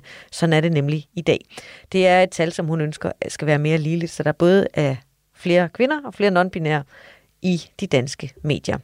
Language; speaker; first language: Danish; native; Danish